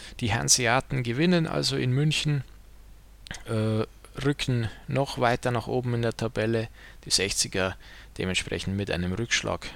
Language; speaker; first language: German; native; German